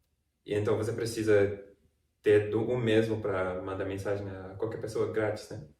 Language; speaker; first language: Portuguese; non-native, fluent; English